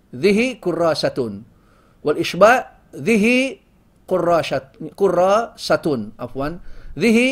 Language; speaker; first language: Arabic; non-native, fluent; Indonesian